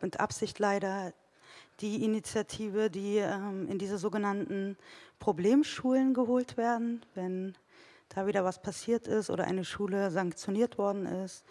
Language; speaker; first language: German; early bilingual, other home language; Turkish